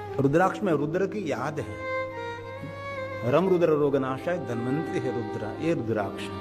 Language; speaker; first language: Hindi; non-native, local second language; Gujarati